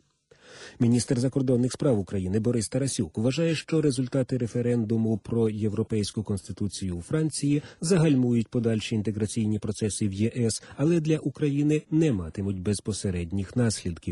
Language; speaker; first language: Ukrainian; native; Ukrainian